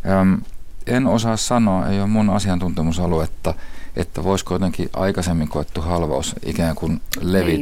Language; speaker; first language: Finnish; native; Finnish